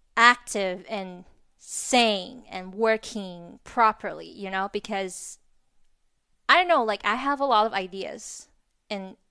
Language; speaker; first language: English; non-native, fluent; Chinese